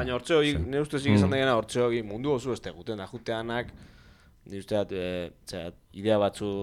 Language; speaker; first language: Basque; native; Basque